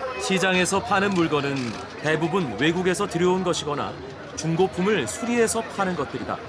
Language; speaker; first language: Korean; native; Korean